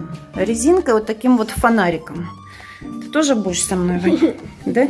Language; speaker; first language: Russian; native; Russian